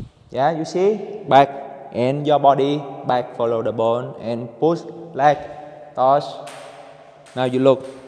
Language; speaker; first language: English; non-native, learner; Vietnamese